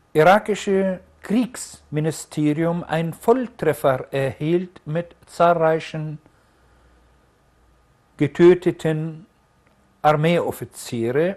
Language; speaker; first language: German; non-native, fluent; Arabic